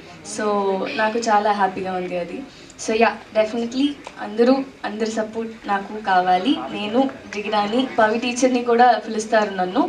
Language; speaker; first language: Telugu; non-native, learner; Tamil